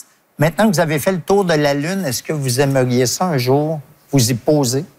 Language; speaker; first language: French; native; French